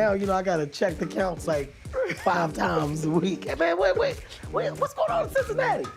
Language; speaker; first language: English; native; English